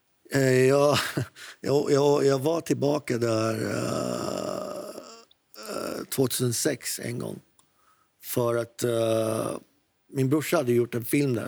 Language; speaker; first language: Swedish; non-native, fluent; Arabic